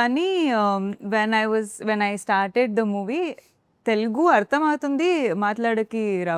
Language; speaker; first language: Telugu; non-native, learner; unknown